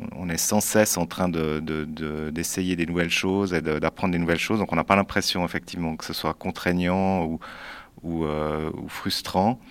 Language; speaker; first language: French; native; French